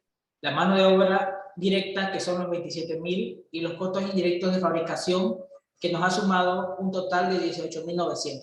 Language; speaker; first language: Spanish; native; Spanish